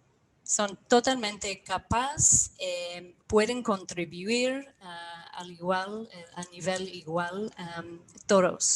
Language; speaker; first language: Spanish; non-native, fluent; English